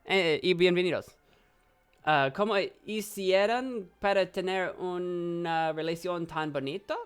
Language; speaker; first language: Spanish; non-native, learner; English